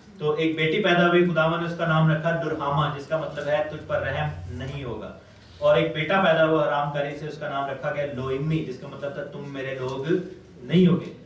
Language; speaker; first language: Urdu; non-native, local second language; Pashto